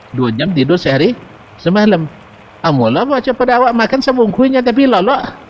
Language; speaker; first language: Malay; non-native, local second language; Minangkabau